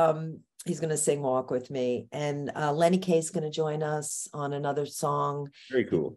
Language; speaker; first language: English; native; English